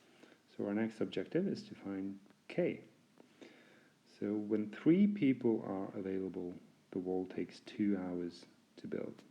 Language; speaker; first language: English; non-native, fluent; Norwegian